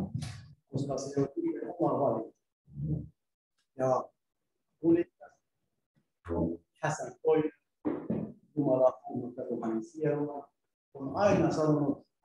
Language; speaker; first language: Finnish; non-native, learner; Arabic